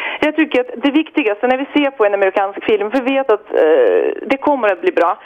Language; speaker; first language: Swedish; non-native, fluent; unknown